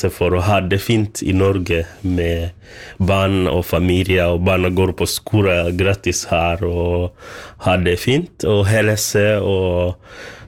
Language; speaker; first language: Norwegian; non-native, learner; Swahili